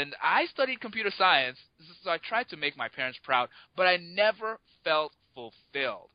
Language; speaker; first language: English; non-native, local second language; Yoruba